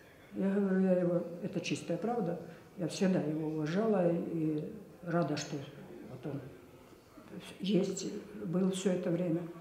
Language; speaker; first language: Russian; native; Russian